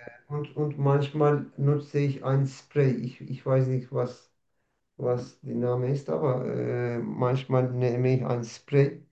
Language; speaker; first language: German; non-native, learner; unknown